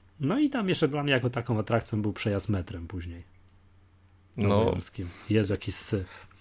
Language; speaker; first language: Polish; native; Polish